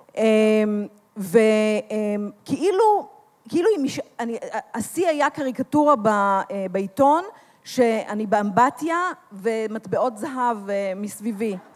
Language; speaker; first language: Hebrew; native; Hebrew